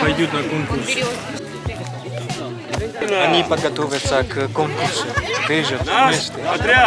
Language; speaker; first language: Russian; non-native, learner; Malay